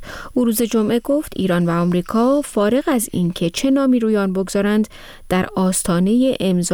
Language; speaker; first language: Persian; native; Persian